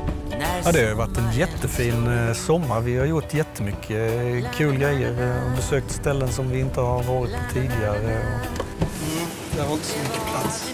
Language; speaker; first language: Swedish; native; Swedish